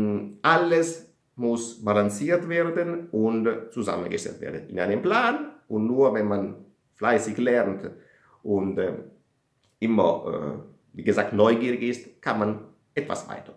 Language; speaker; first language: German; non-native, fluent; Italian